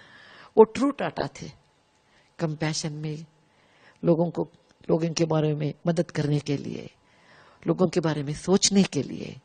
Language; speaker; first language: Hindi; non-native, local second language; Kannada